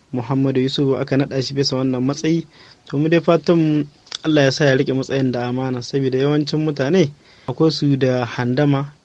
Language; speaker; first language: Hausa; native; Hausa